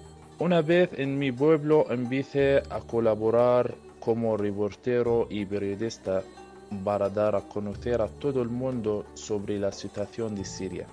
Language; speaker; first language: Spanish; early bilingual, other home language; Arabic